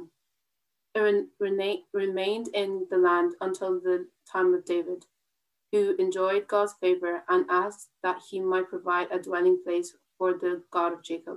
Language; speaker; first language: English; native; English